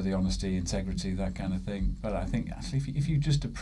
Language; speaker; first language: English; native; English